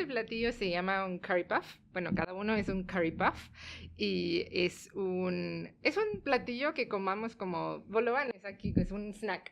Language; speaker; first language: Spanish; non-native, fluent; Tamil